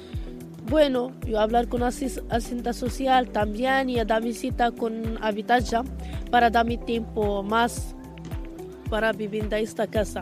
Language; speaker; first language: Spanish; non-native, learner; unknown